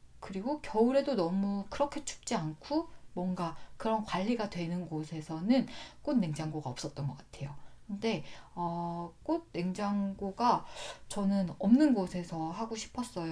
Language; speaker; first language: Korean; native; Korean